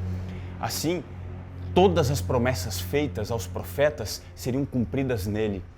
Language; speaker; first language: Portuguese; native; Portuguese